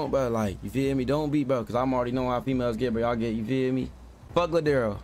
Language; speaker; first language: English; native; English